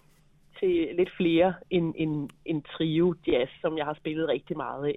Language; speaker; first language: Danish; native; Danish